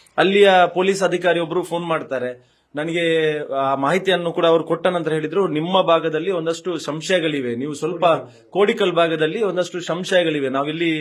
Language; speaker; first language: Kannada; native; Kannada